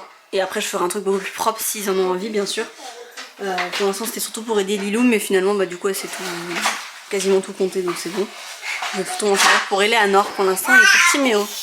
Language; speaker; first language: French; native; French